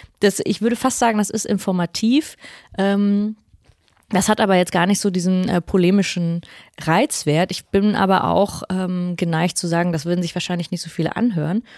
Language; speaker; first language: German; native; German